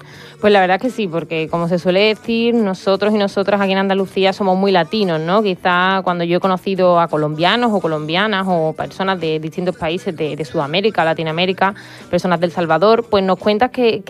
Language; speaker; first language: Spanish; native; Spanish